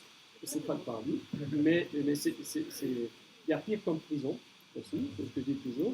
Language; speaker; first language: French; native; French